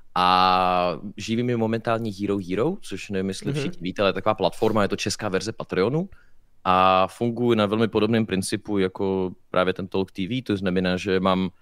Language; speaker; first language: Czech; early bilingual, other home language; Russian